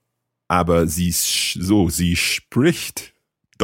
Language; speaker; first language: German; non-native, learner; English